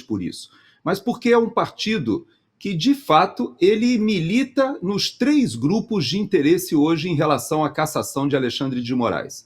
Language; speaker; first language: Portuguese; native; Portuguese